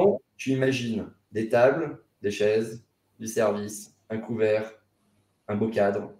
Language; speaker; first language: French; native; French